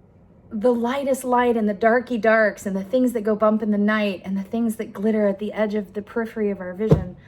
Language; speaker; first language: English; native; English